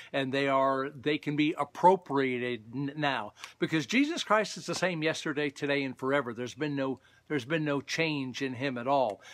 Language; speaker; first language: English; native; English